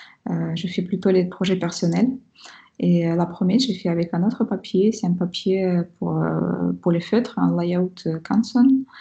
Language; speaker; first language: French; non-native, fluent; Russian